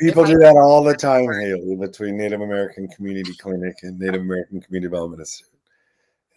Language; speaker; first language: English; native; English